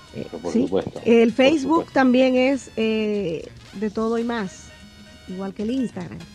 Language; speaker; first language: Spanish; native; Spanish